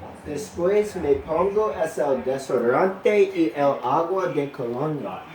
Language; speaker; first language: Spanish; non-native, learner; English